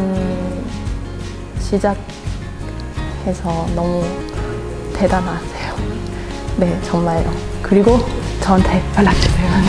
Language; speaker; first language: Korean; non-native, fluent; German